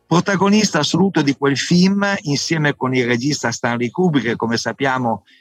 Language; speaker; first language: Italian; native; Italian